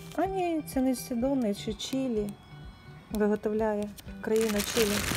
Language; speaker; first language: Ukrainian; non-native, local second language; Russian